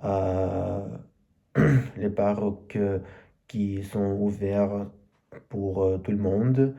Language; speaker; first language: French; non-native, learner; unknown